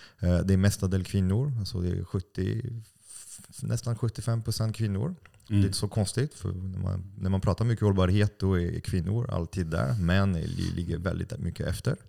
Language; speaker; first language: Swedish; non-native, fluent; French